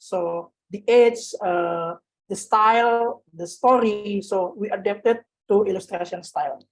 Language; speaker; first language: English; non-native, learner; Indonesian